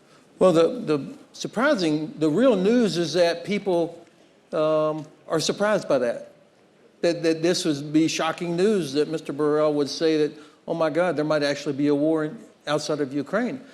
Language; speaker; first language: English; native; English